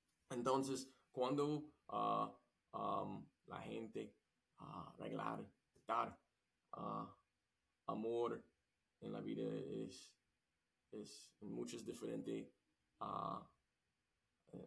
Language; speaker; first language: Spanish; non-native, learner; English